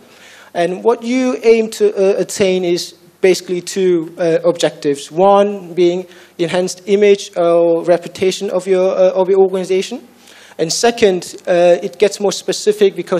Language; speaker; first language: English; non-native, fluent; Korean